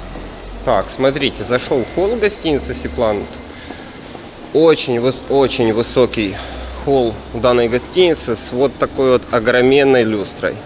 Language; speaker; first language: Russian; native; Russian